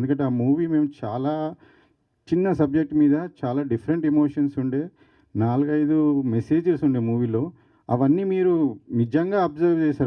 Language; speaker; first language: Telugu; native; Telugu